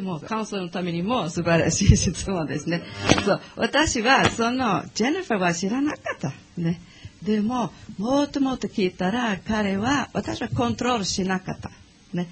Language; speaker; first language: Japanese; non-native, learner; English